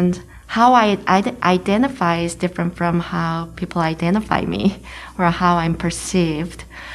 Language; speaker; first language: English; non-native, fluent; Korean